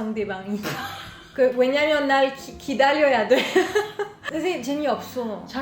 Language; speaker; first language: Korean; non-native, learner; French